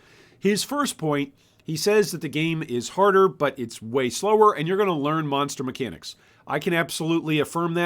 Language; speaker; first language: English; native; English